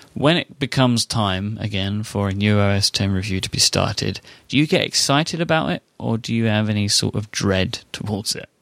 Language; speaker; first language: English; native; English